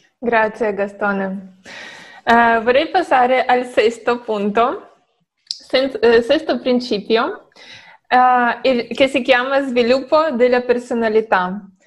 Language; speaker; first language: Italian; non-native, fluent; Russian